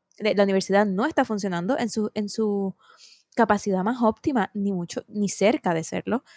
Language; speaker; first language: Spanish; native; Spanish